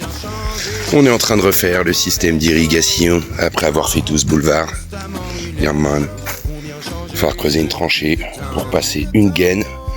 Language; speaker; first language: French; native; French